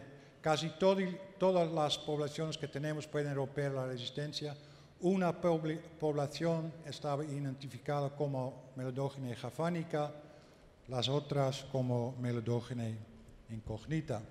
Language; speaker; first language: Spanish; non-native, learner; Dutch